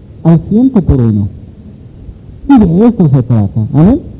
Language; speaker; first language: Spanish; native; Spanish